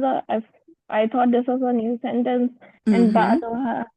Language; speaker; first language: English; non-native, learner; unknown